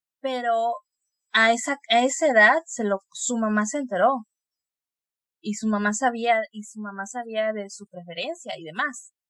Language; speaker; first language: Spanish; native; Spanish